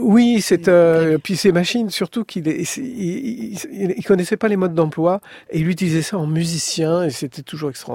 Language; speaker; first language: French; native; French